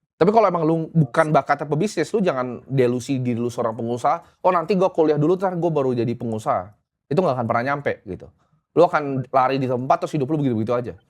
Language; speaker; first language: Indonesian; native; Indonesian